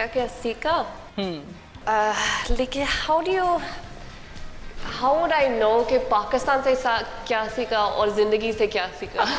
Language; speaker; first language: Hindi; non-native, learner; English